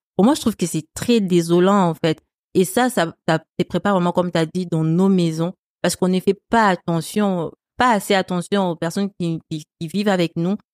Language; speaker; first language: French; non-native, local second language; Lingala